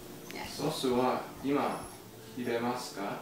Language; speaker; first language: Japanese; non-native, learner; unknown